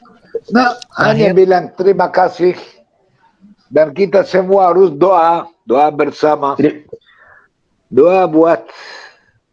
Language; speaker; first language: Indonesian; non-native, fluent; Hebrew